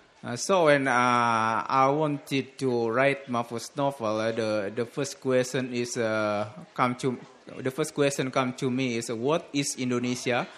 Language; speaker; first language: English; non-native, learner; Indonesian